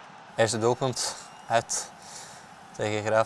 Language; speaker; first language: Dutch; non-native, fluent; Norwegian